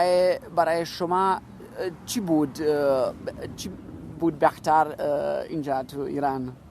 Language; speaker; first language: Persian; non-native, learner; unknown